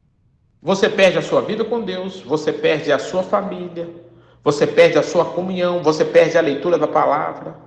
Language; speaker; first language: Portuguese; native; Portuguese